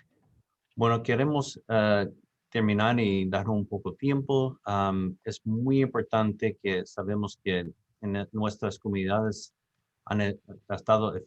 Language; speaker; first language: Spanish; non-native, fluent; English